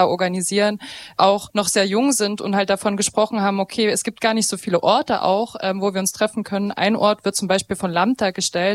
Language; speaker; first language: German; native; German